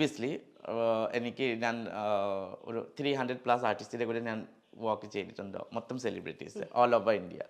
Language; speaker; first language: Malayalam; non-native, learner; Assamese